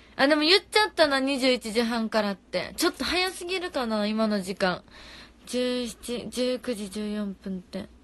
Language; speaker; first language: Japanese; native; Japanese